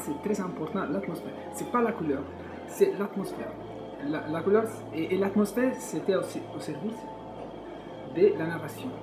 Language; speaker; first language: French; non-native, fluent; Italian